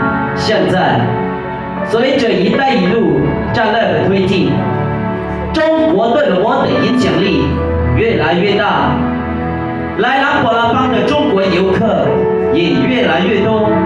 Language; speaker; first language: Chinese; non-native, learner; Lao